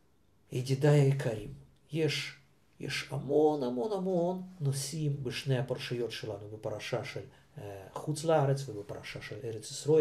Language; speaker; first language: Hebrew; non-native, fluent; Russian